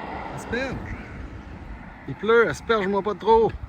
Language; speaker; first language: French; native; French